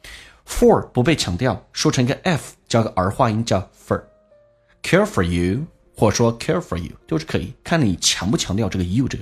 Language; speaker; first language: Chinese; native; Chinese